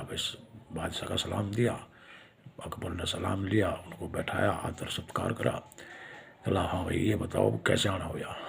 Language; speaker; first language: Hindi; native; Hindi